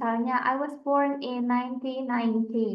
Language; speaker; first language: English; non-native, fluent; Indonesian